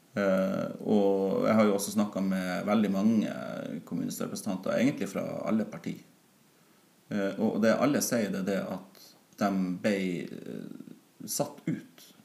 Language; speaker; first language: Norwegian; native; Norwegian